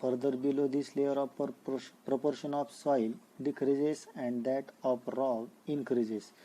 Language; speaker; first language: English; non-native, local second language; Marathi